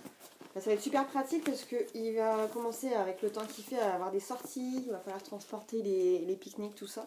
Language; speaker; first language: French; native; French